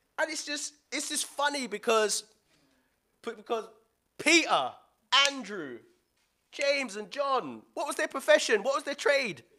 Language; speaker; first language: English; native; English